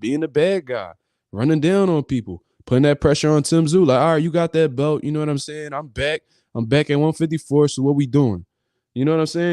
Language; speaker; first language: English; native; English